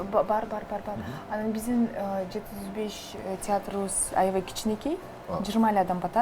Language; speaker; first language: Kyrgyz; non-native, local second language; Russian